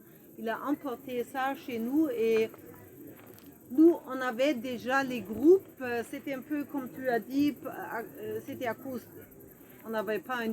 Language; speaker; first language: French; non-native, fluent; German